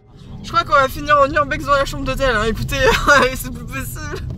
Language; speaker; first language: French; native; French